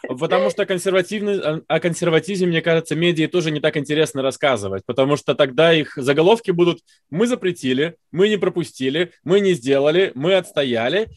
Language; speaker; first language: Russian; native; Russian